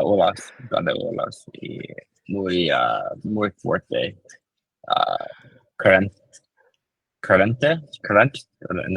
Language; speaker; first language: Spanish; non-native, learner; English